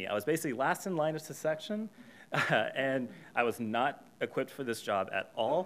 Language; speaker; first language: English; native; English